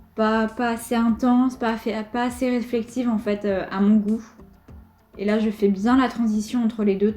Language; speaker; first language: French; native; French